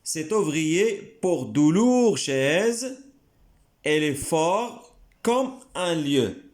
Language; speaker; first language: French; non-native, local second language; Arabic